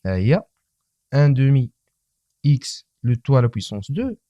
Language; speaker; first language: French; non-native, local second language; Arabic